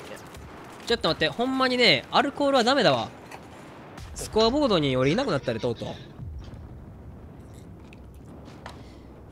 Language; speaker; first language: Japanese; native; Japanese